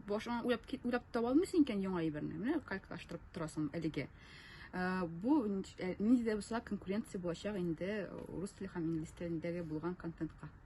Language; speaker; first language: Tatar; non-native, local second language; Russian